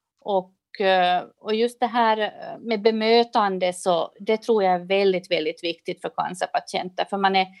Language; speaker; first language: Swedish; native; Swedish